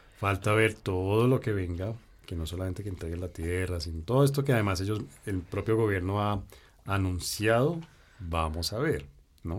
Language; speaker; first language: Spanish; native; Spanish